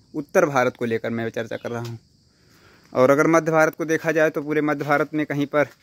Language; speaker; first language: Hindi; native; Hindi